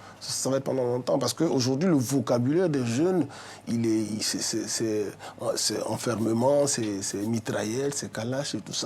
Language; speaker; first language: French; native; French